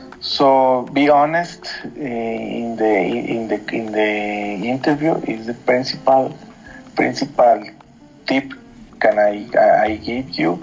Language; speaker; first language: English; non-native, learner; Spanish